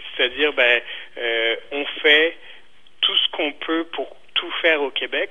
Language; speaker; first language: French; native; French